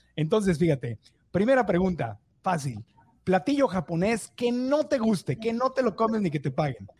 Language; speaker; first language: Spanish; native; Spanish